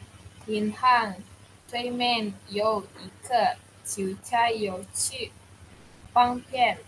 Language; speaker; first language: Chinese; non-native, learner; Indonesian